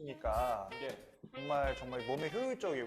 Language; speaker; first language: Korean; native; Korean